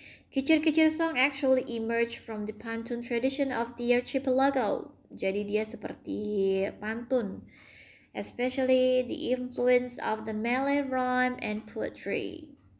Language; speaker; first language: English; non-native, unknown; Indonesian